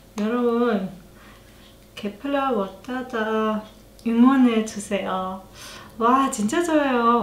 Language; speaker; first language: Korean; non-native, learner; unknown